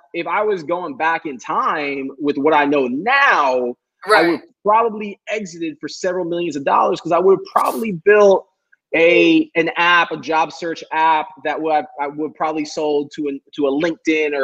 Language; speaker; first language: English; native; English